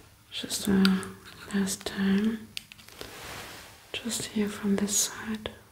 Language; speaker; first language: English; non-native, fluent; German